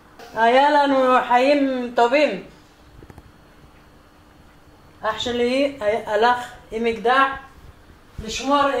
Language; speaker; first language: Hebrew; non-native, fluent; Arabic